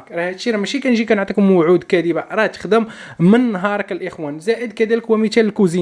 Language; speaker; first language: Arabic; native; Arabic